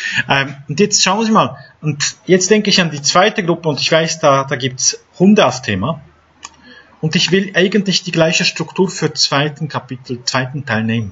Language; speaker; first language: German; non-native, fluent; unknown